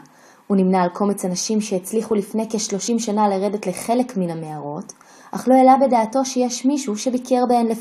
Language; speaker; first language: Hebrew; native; Hebrew